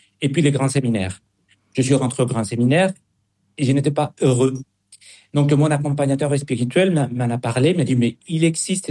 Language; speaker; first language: French; non-native, fluent; Spanish